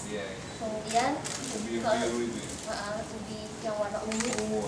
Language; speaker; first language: Indonesian; non-native, fluent; Japanese